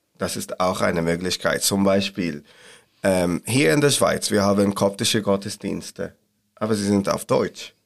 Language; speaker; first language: German; non-native, learner; Arabic